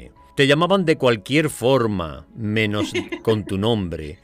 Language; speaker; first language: Spanish; native; Spanish